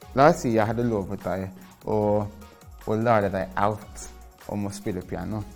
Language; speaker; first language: Norwegian; non-native, fluent; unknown